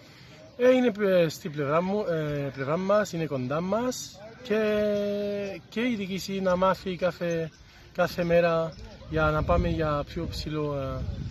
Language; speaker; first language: Greek; non-native, fluent; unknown